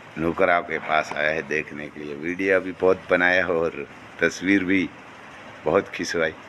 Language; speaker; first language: Hindi; non-native, local second language; Gujarati